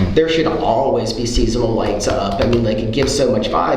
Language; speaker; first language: English; native; English